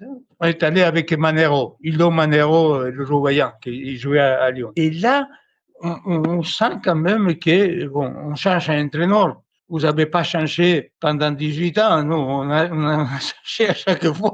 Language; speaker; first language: French; non-native, fluent; Spanish